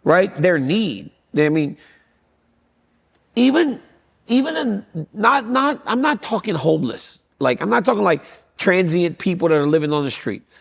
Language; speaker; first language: English; native; English